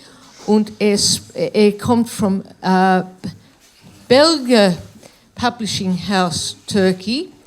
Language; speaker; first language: German; non-native, learner; English